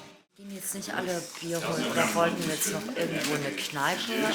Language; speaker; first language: German; native; German